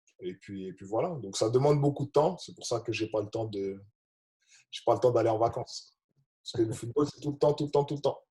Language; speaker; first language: French; native; French